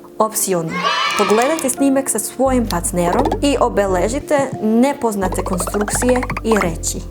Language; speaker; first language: Serbian; non-native, learner; English